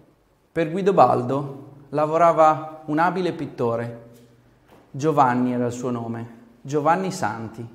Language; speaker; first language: Italian; native; Italian